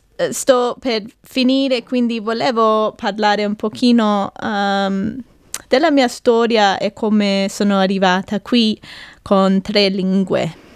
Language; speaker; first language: Italian; non-native, fluent; English